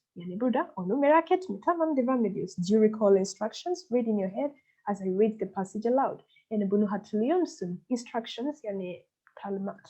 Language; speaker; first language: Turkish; non-native, learner; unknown